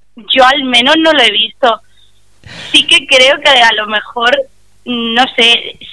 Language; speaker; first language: Spanish; native; Spanish